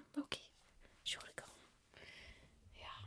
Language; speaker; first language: German; non-native, learner; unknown